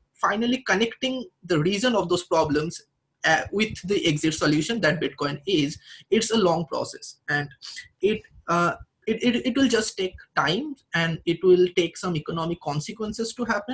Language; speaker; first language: English; non-native, local second language; Bangla